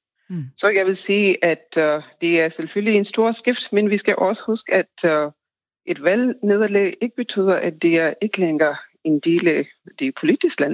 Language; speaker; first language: Danish; non-native, fluent; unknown